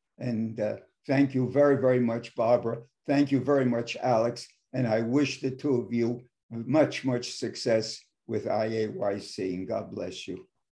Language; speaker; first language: English; native; English